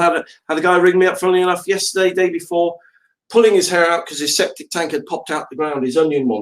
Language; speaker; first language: English; native; English